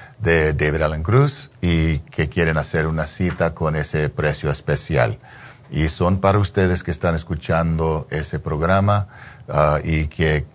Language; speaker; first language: Spanish; early bilingual, heritage; English